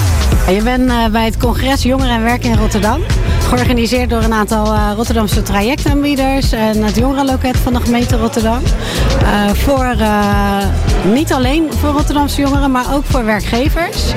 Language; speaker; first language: Dutch; native; Dutch